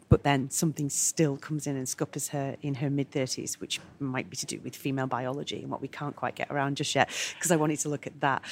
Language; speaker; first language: English; native; English